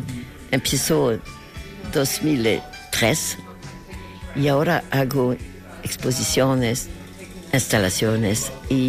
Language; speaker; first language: Spanish; non-native, learner; French